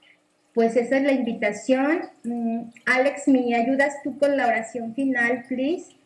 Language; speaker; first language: Spanish; native; Spanish